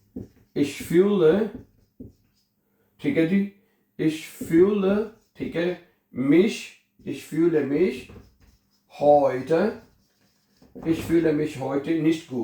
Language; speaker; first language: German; non-native, fluent; Urdu